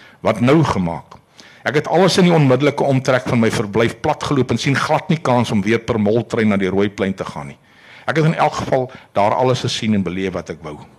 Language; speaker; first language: Afrikaans; native; Afrikaans